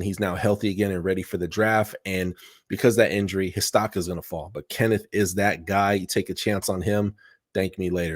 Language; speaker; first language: English; native; English